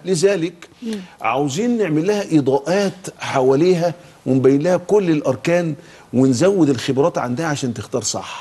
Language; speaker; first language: Arabic; native; Arabic